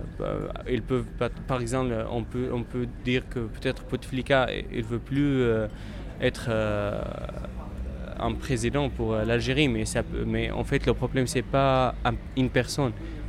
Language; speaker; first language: French; non-native, fluent; Arabic